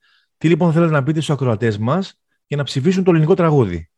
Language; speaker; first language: Greek; native; Greek